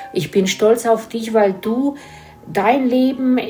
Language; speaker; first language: German; non-native, fluent; Romanian